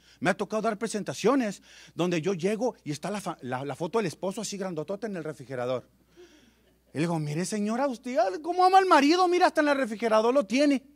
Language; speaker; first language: Spanish; native; Spanish